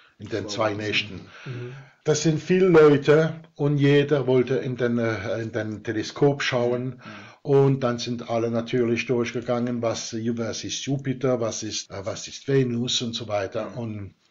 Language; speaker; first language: German; non-native, local second language; Swiss German